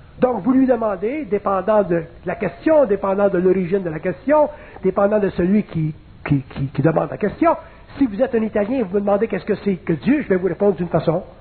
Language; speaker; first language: French; native; French